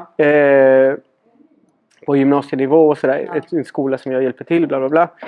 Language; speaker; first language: Swedish; non-native, fluent; Spanish